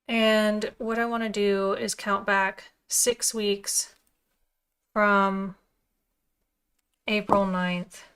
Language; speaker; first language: English; native; English